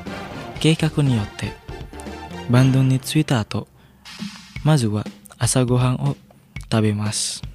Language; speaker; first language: Japanese; non-native, fluent; Indonesian